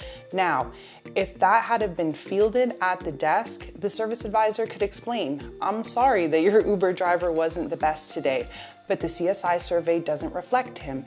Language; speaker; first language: English; native; English